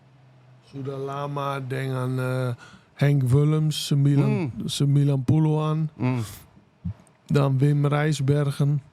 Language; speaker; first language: Indonesian; non-native, fluent; Dutch